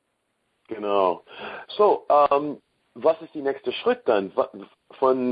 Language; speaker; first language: German; non-native, learner; English